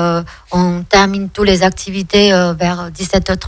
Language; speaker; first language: French; non-native, fluent; Chinese